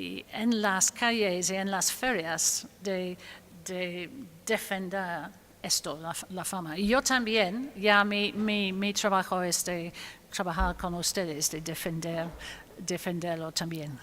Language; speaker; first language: Spanish; non-native, fluent; English